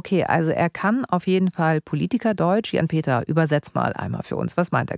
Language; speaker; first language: German; native; German